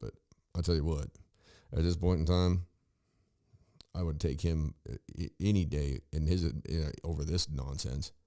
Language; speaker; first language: English; native; English